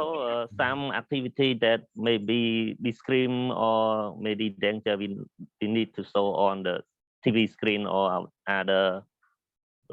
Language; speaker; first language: English; non-native, learner; Khmer